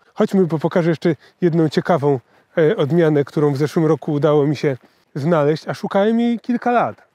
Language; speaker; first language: Polish; native; Polish